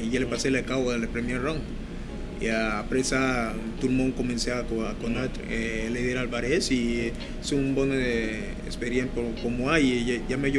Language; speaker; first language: French; non-native, learner; Spanish